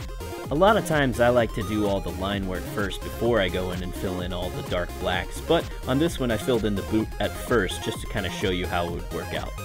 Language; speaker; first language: English; native; English